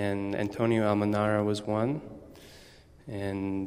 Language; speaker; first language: English; native; English